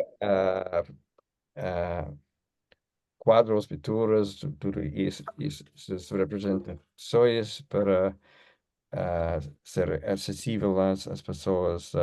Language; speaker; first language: Portuguese; non-native, learner; English